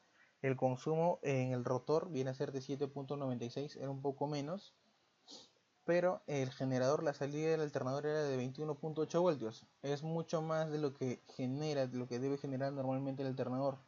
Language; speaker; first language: Spanish; native; Spanish